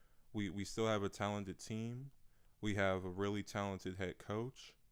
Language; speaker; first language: English; native; English